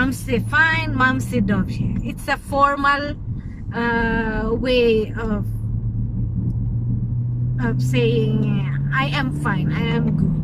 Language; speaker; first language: English; non-native, local second language; Filipino